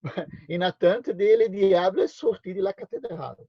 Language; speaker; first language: French; non-native, learner; Portuguese